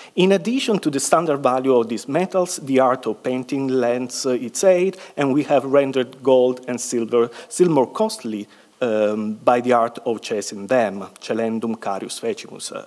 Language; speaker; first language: English; non-native, fluent; Italian